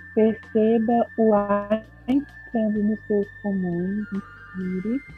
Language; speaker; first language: Portuguese; native; Portuguese